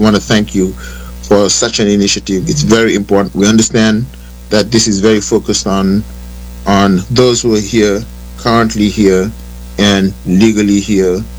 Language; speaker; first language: English; non-native, fluent; Wolof